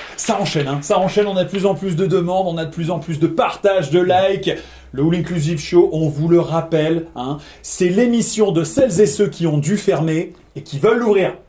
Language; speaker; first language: French; native; French